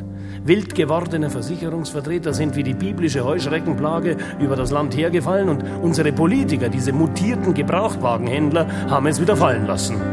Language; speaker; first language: German; native; German